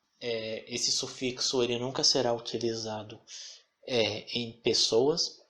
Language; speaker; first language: Portuguese; native; Portuguese